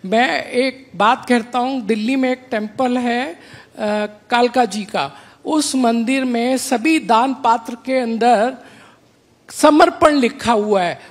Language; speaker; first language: Hindi; native; Hindi